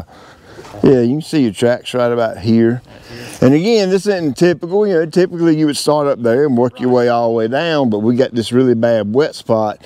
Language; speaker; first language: English; native; English